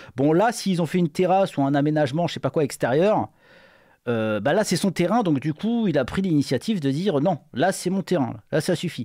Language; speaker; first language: French; native; French